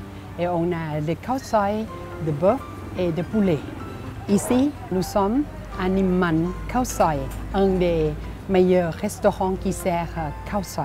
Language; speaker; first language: French; non-native, learner; Thai